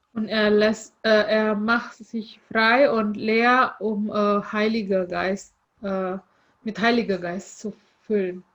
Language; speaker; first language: German; non-native, fluent; Indonesian